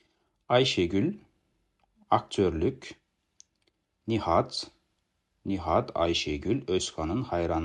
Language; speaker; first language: Turkish; non-native, fluent; Kazakh